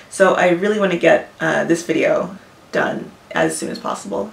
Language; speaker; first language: English; native; English